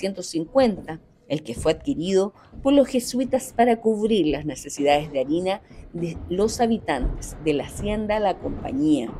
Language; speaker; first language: Spanish; native; Spanish